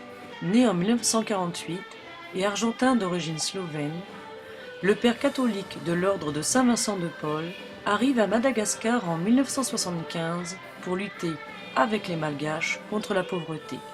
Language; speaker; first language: French; native; French